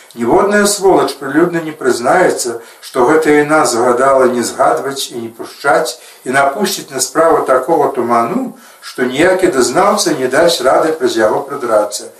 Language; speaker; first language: Belarusian; native; Belarusian